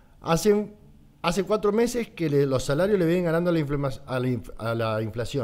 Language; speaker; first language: Spanish; native; Spanish